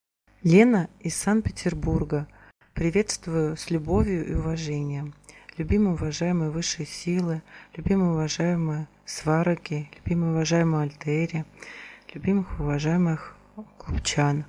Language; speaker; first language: Russian; native; Russian